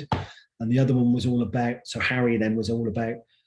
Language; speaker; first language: English; native; English